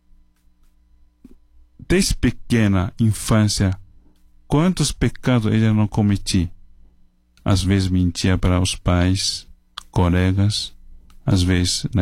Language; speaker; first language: Portuguese; non-native, fluent; Chinese